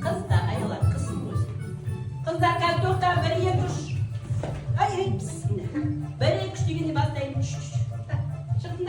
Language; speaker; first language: Kazakh; native; Kazakh